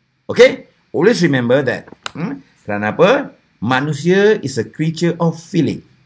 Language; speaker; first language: English; non-native, local second language; Malay